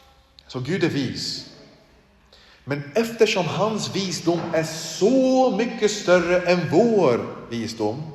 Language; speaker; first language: Swedish; early bilingual, other home language; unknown